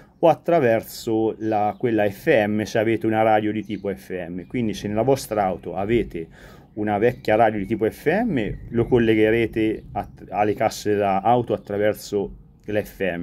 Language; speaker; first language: Italian; native; Italian